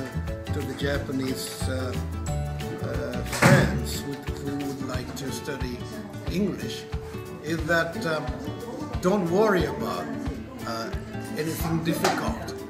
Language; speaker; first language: English; non-native, fluent; Japanese